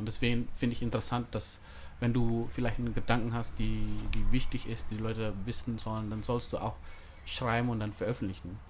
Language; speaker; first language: German; non-native, fluent; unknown